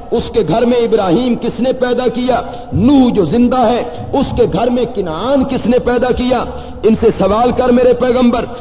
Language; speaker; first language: Urdu; non-native, local second language; Punjabi